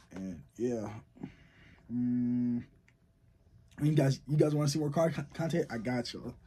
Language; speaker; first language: English; native; English